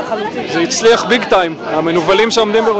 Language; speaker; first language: Hebrew; native; Hebrew